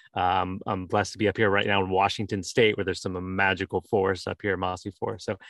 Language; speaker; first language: English; native; English